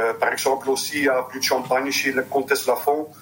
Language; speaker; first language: French; non-native, local second language; Dutch